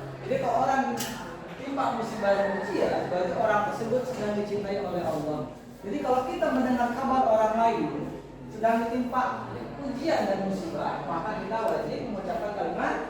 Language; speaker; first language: Malay; native; Malay